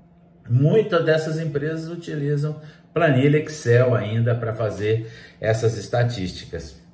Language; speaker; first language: Portuguese; native; Portuguese